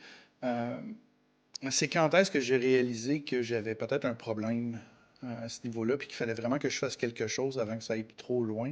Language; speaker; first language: French; native; French